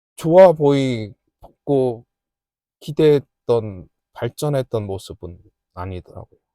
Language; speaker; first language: Korean; native; Korean